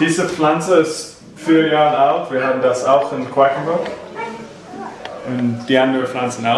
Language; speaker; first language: German; non-native, learner; English